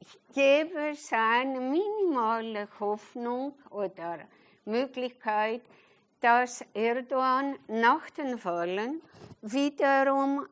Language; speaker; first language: German; non-native, fluent; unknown